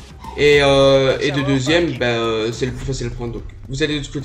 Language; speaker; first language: French; native; French